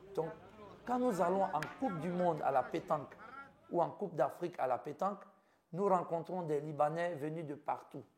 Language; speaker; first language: French; native; French